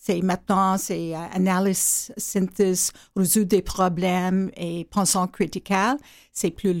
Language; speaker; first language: French; non-native, learner; English